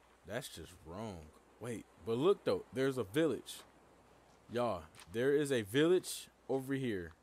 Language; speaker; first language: English; native; English